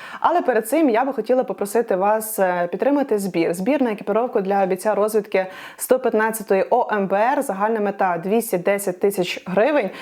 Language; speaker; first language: Ukrainian; non-native, local second language; Russian